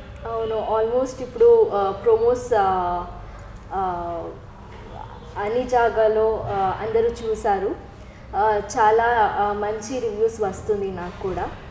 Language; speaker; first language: Telugu; non-native, learner; Kannada